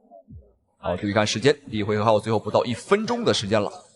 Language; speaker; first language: Chinese; native; Chinese